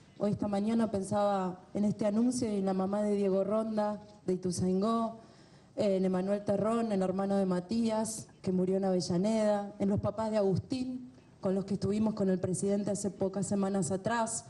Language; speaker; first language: Spanish; native; Spanish